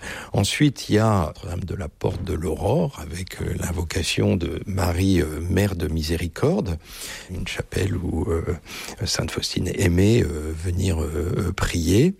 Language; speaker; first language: French; native; French